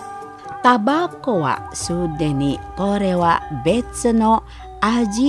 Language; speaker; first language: Japanese; non-native, fluent; Indonesian